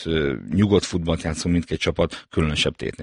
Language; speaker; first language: Hungarian; native; Hungarian